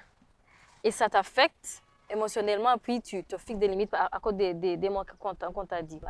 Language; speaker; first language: French; non-native, local second language; Rundi